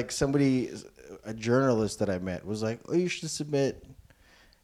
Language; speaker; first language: English; non-native, local second language; Filipino